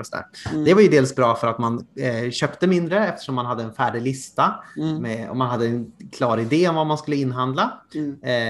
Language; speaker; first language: Swedish; native; Swedish